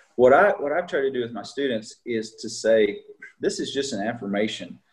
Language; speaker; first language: English; native; English